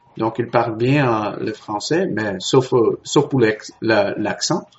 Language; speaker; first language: French; non-native, learner; Portuguese